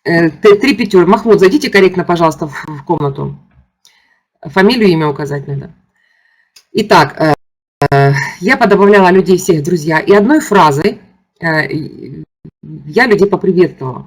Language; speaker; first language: Russian; native; Russian